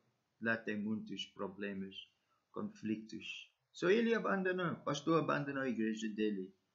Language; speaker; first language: Portuguese; non-native, learner; English